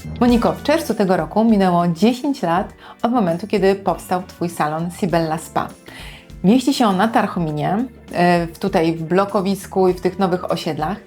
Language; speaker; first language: Polish; native; Polish